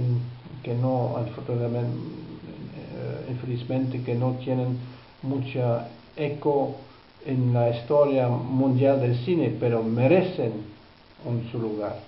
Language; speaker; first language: Spanish; non-native, fluent; Dutch